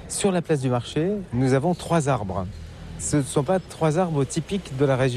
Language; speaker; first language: French; native; French